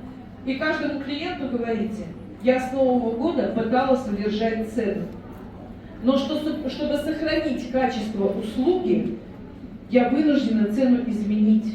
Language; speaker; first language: Russian; native; Russian